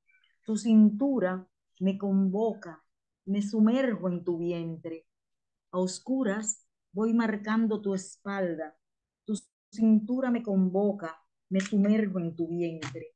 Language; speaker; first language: Spanish; native; Spanish